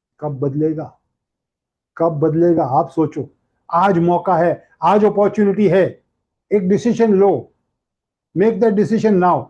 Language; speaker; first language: Hindi; non-native, local second language; Gujarati